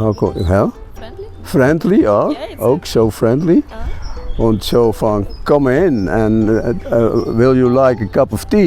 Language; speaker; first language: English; non-native, learner; Dutch